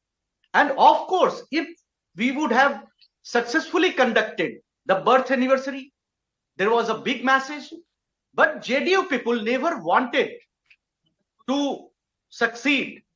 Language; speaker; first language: English; non-native, local second language; Hindi